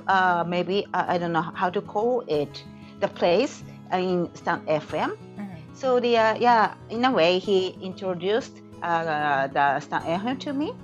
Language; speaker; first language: English; non-native, fluent; Japanese